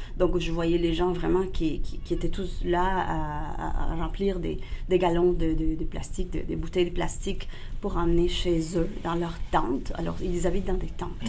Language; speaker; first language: French; non-native, fluent; Spanish